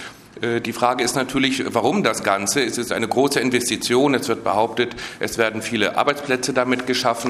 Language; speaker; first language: German; native; German